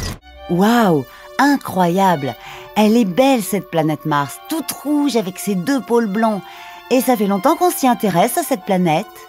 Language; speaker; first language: French; native; French